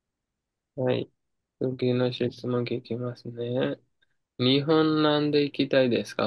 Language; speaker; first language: Japanese; non-native, fluent; Bangla